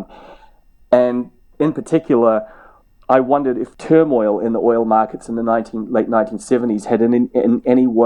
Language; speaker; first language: English; native; English